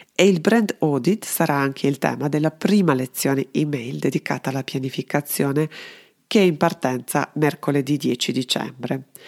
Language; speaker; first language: Italian; non-native, fluent; Serbian